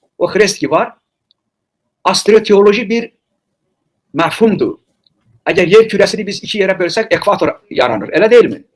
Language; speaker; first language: Azerbaijani; non-native, local second language; Talysh